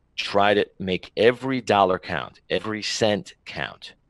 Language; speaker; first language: English; native; English